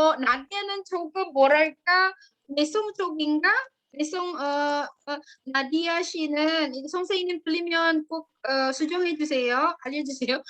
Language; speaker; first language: Korean; non-native, fluent; Indonesian